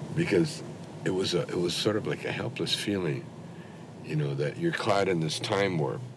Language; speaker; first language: English; native; English